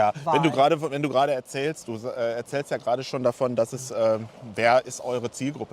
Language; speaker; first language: German; native; German